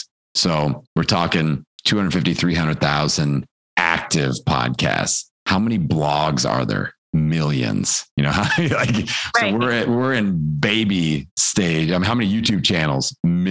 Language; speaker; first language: English; native; English